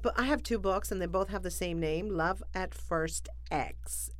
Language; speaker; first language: English; non-native, fluent; Spanish